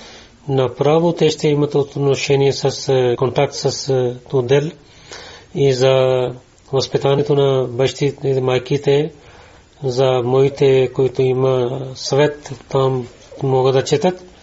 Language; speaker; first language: Bulgarian; non-native, learner; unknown